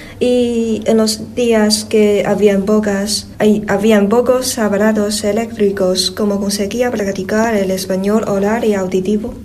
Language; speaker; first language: Spanish; non-native, fluent; Chinese